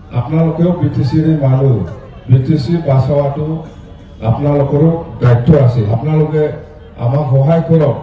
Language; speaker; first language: Assamese; non-native, local second language; Bodo